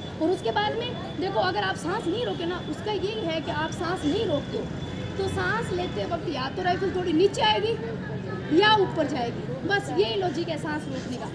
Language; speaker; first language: Hindi; native; Hindi